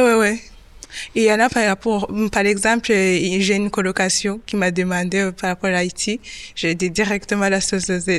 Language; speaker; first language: French; non-native, local second language; Kinyarwanda